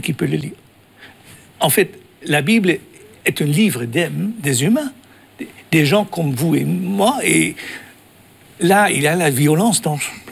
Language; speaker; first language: French; non-native, fluent; Dutch